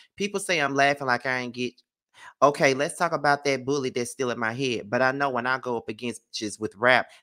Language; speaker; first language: English; native; English